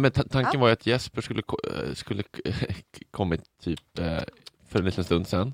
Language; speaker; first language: Swedish; native; Swedish